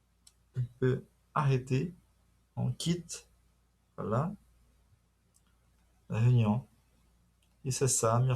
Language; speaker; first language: French; non-native, fluent; Portuguese